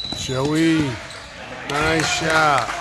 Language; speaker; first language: English; native; English